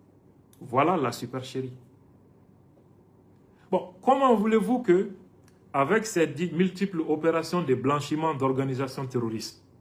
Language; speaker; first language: French; non-native, local second language; Bambara